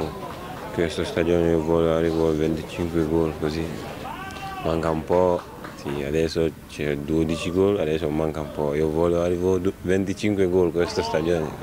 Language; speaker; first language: Italian; non-native, learner; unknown